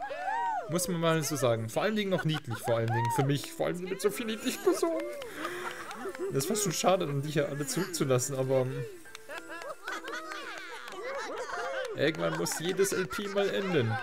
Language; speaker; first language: German; native; German